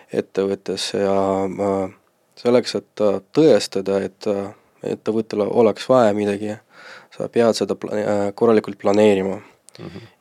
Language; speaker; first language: Estonian; non-native, local second language; Russian